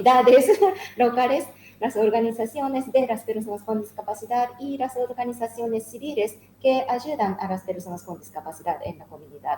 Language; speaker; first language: Spanish; non-native, learner; Japanese